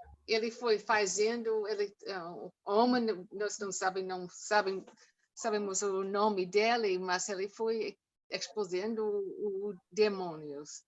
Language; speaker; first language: Portuguese; non-native, learner; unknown